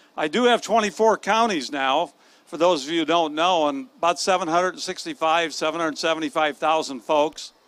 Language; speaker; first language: English; native; English